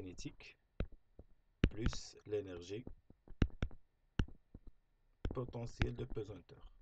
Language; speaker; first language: French; non-native, local second language; Arabic